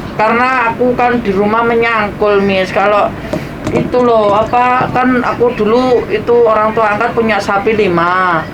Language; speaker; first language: Indonesian; non-native, local second language; Javanese